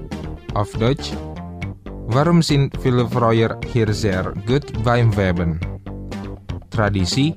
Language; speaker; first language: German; non-native, fluent; Indonesian